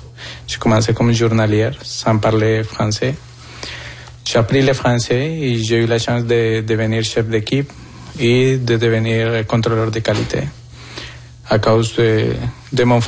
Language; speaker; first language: French; non-native, fluent; Spanish